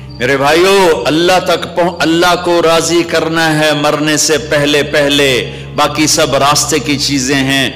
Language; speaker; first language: Urdu; non-native, local second language; Punjabi